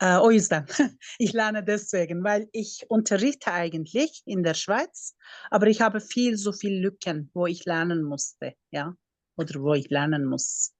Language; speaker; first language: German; non-native, fluent; Turkish